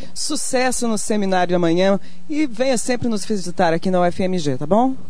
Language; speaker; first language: Portuguese; native; Portuguese